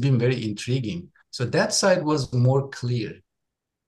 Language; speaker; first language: English; non-native, fluent; Turkish